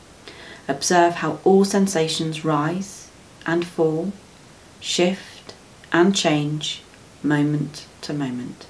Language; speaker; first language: English; native; English